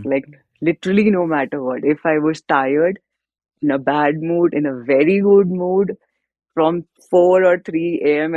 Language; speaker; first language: English; non-native, local second language; Hindi